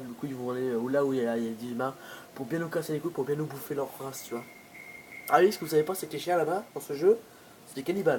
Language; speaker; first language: French; native; French